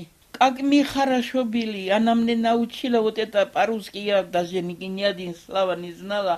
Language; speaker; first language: Russian; non-native, local second language; Georgian